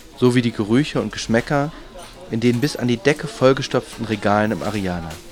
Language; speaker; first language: German; native; German